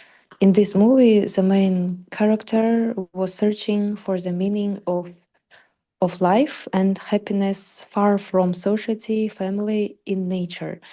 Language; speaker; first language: English; non-native, learner; Russian